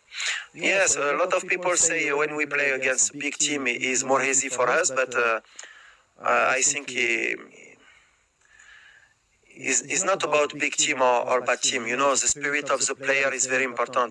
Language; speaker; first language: English; non-native, learner; French